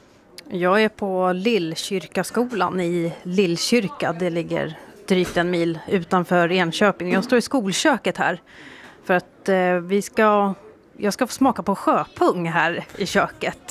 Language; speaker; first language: Swedish; native; Swedish